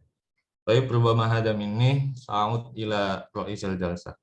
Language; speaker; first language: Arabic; non-native, learner; Indonesian